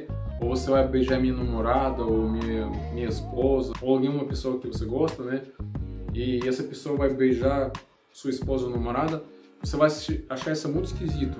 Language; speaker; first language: Portuguese; non-native, learner; Russian